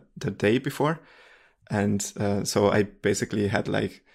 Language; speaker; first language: English; non-native, fluent; Hungarian